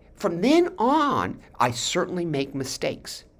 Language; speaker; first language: English; native; English